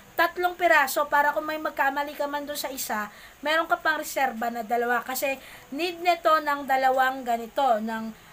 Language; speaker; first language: Filipino; native; Filipino